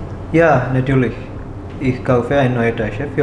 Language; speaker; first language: German; non-native, learner; Malayalam